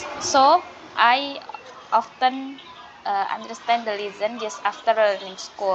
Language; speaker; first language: English; non-native, learner; Indonesian